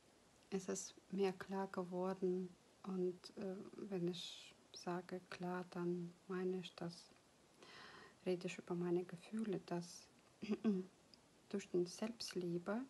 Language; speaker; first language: German; non-native, fluent; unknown